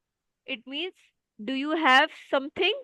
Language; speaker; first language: English; non-native, local second language; Urdu